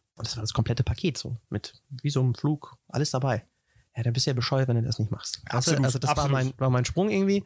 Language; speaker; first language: German; native; German